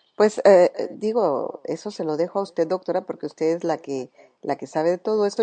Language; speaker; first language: Spanish; native; Spanish